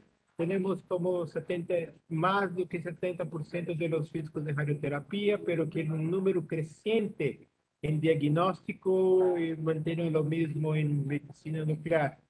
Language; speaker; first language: Spanish; non-native, learner; Portuguese